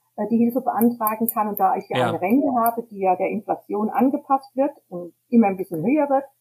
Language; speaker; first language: German; native; German